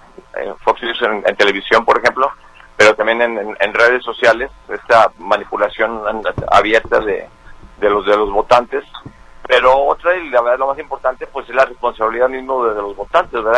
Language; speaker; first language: Spanish; native; Spanish